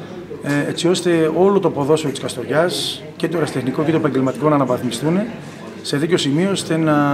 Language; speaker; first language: Greek; native; Greek